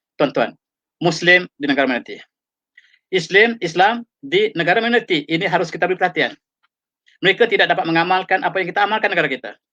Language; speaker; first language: Malay; native; Malay